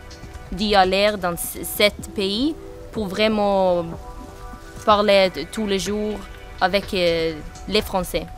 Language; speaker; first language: French; non-native, learner; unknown